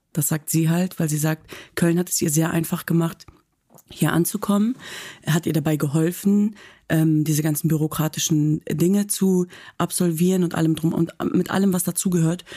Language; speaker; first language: German; native; German